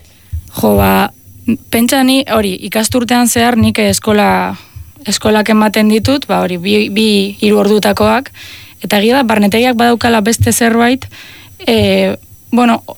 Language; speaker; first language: Basque; native; Basque